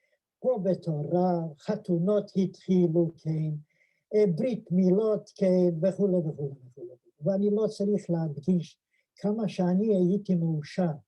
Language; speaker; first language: Hebrew; non-native, fluent; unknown